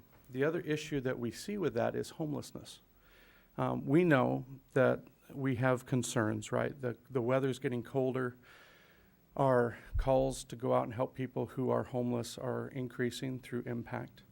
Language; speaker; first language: English; native; English